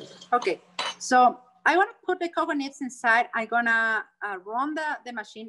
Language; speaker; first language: English; non-native, learner; Spanish